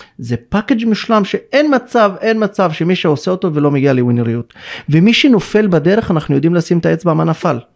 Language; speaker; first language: Hebrew; non-native, local second language; Arabic